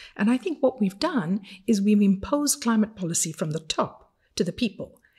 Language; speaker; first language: English; non-native, fluent; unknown